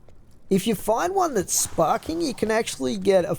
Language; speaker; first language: English; native; English